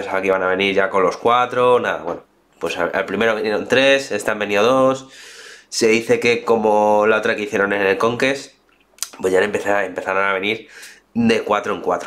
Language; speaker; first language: Spanish; native; Spanish